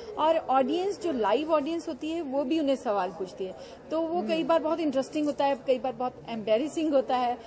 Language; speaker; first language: Hindi; non-native, local second language; Punjabi